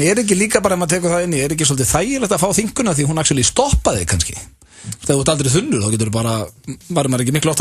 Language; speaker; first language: Icelandic; native; Icelandic